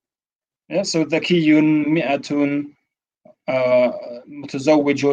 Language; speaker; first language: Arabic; non-native, fluent; English